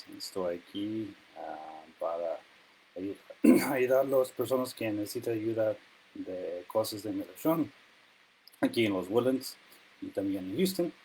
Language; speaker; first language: Spanish; non-native, fluent; English